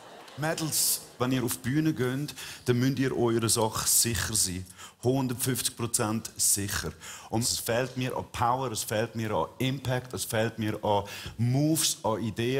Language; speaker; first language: German; native; German